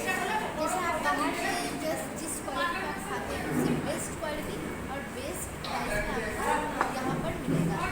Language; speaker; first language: Hindi; native; Hindi